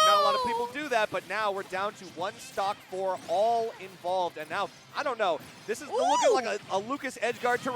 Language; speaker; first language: English; native; English